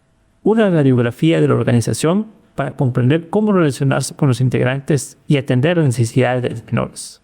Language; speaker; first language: Spanish; native; Spanish